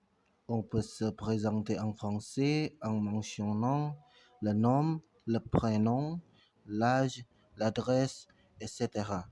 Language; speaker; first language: French; non-native, learner; Indonesian